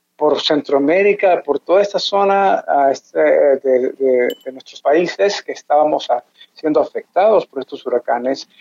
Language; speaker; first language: Spanish; native; Spanish